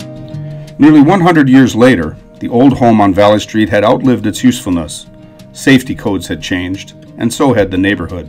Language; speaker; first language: English; native; English